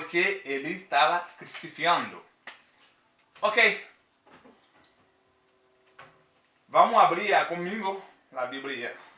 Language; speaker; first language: Portuguese; non-native, learner; Haitian Creole